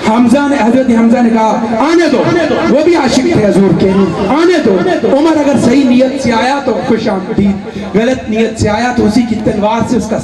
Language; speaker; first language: Urdu; native; Urdu